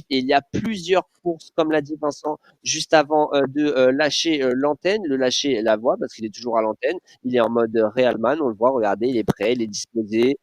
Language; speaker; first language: French; native; French